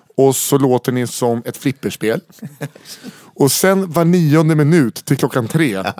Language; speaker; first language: Swedish; native; Swedish